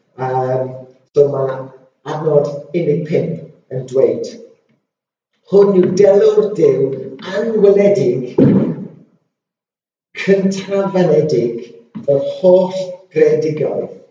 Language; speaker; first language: Welsh; non-native, local second language; English